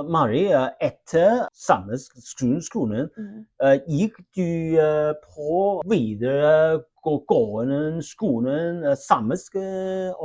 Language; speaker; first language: Norwegian; non-native, learner; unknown